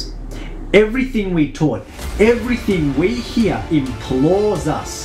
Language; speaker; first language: English; native; English